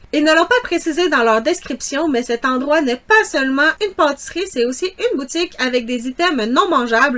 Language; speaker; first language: French; native; French